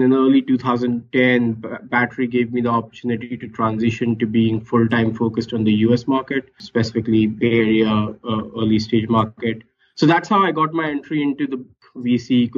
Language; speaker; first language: English; non-native, local second language; Hindi